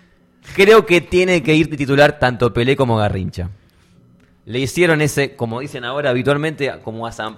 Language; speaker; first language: Spanish; native; Spanish